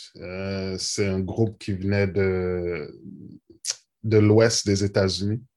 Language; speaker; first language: French; native; French